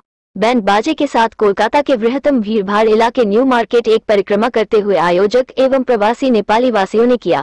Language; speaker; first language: Hindi; native; Hindi